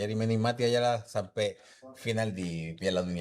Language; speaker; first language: Indonesian; non-native, fluent; Spanish